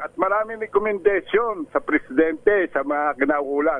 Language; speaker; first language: Filipino; native; Filipino